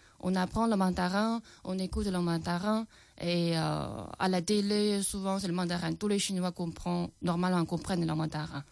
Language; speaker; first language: French; non-native, fluent; Chinese